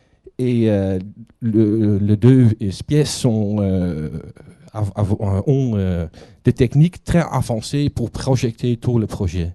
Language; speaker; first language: French; non-native, learner; Dutch